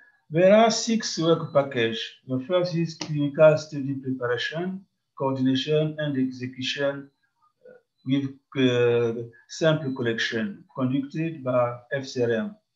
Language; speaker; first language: English; non-native, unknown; French